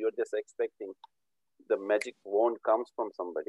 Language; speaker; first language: English; non-native, local second language; Urdu